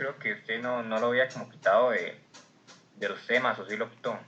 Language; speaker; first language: Spanish; native; Spanish